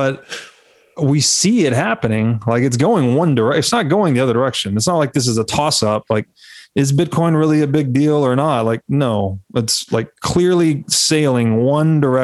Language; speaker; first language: English; native; English